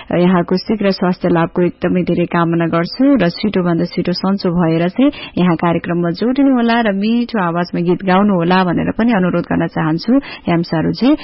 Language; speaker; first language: Nepali; native; Nepali